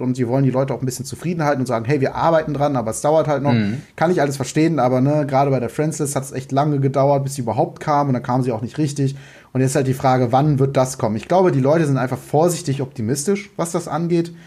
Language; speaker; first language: German; native; German